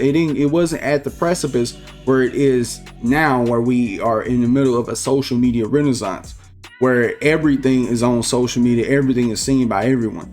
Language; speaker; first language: English; native; English